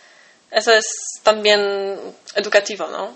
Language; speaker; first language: Spanish; non-native, fluent; Polish